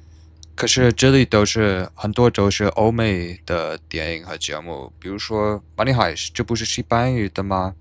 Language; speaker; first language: Chinese; non-native, learner; English